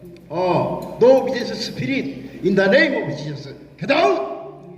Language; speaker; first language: English; non-native, learner; Korean